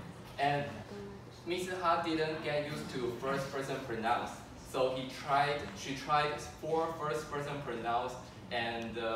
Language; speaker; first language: English; non-native, fluent; Chinese